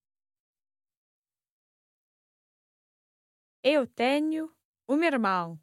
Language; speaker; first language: Portuguese; non-native, learner; English